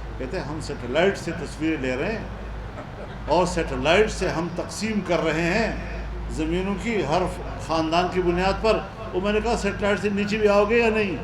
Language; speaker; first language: Urdu; non-native, local second language; Pashto